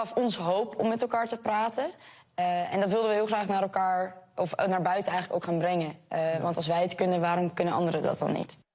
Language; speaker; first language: Dutch; native; Dutch